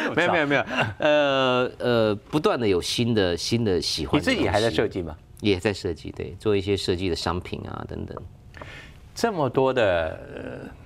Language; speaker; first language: Chinese; native; Chinese